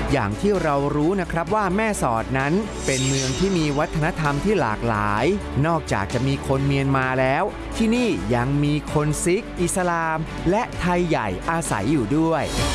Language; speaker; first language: Thai; native; Thai